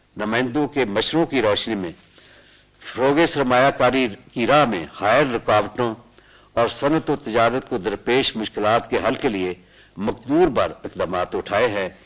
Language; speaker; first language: Urdu; non-native, local second language; Punjabi